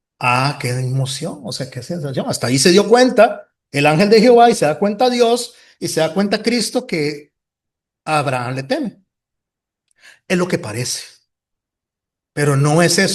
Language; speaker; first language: Spanish; native; Spanish